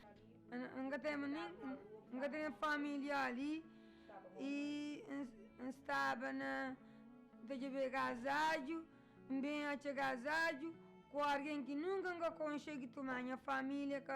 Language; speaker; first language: Portuguese; non-native, learner; Kabuverdianu